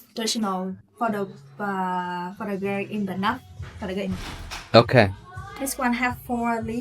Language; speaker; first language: English; non-native, learner; Vietnamese